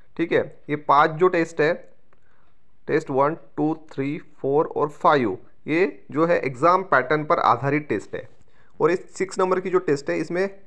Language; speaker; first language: Hindi; non-native, local second language; Marathi